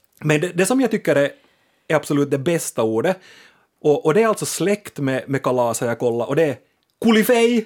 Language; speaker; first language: Swedish; native; Swedish